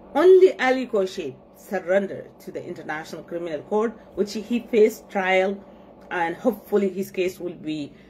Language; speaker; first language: English; non-native, fluent; Arabic